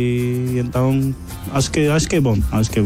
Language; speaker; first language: Portuguese; non-native, local second language; Spanish